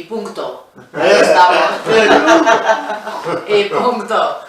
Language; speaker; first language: Spanish; native; Spanish